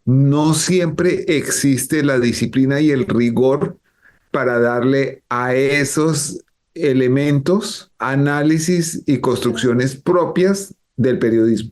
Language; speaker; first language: Spanish; native; Spanish